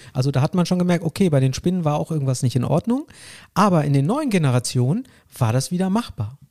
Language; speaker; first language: German; early bilingual, other home language; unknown